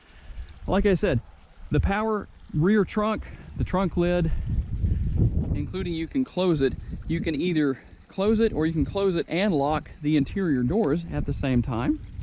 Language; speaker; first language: English; native; English